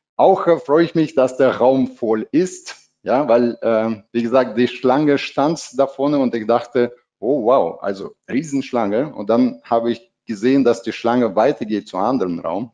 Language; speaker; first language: German; non-native, fluent; Russian